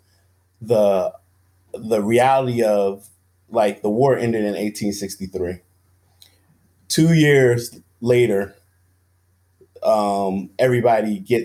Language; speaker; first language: English; native; English